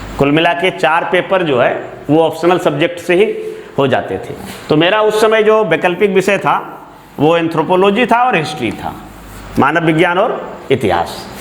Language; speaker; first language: Hindi; native; Hindi